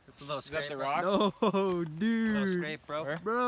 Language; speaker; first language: English; native; English